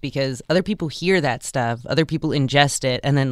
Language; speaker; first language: English; native; English